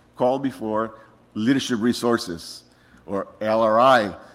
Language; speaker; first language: English; non-native, fluent; Spanish